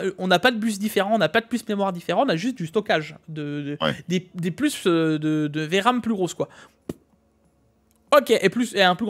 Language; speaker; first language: French; native; French